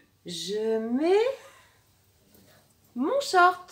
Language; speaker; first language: French; native; French